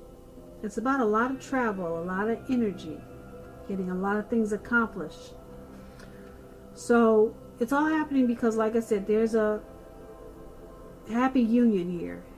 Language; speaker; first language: English; native; English